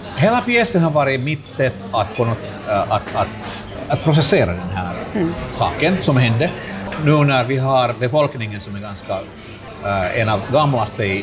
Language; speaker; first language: Swedish; non-native, local second language; Finnish